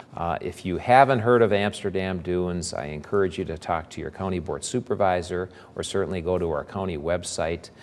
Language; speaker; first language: English; native; English